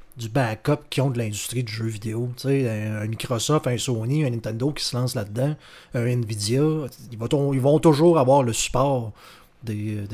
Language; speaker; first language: French; native; French